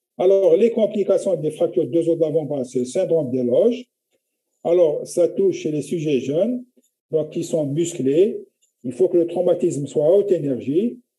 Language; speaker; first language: French; non-native, local second language; Arabic